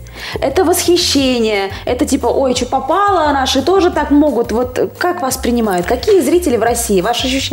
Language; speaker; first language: Russian; native; Russian